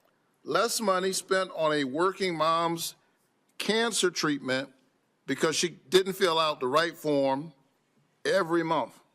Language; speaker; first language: English; native; English